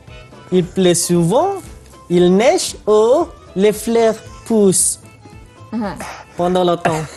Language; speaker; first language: French; non-native, fluent; Malay